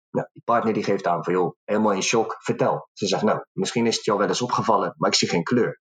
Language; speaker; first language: Dutch; early bilingual, other home language; Arabic